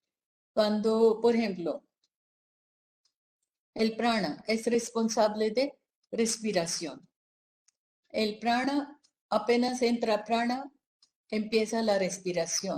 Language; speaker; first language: Spanish; non-native, fluent; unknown